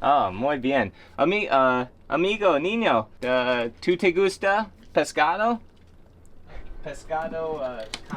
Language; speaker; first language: Spanish; non-native, learner; English